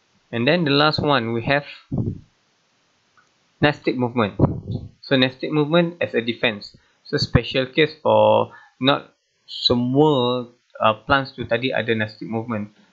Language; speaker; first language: English; non-native, local second language; Malay